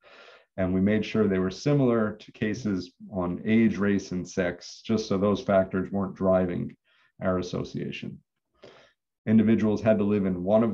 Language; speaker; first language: English; native; English